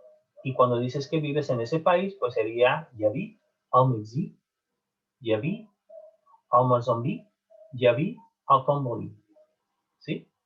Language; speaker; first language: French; non-native, fluent; Spanish